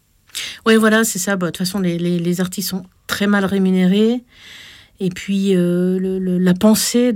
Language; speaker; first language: French; native; French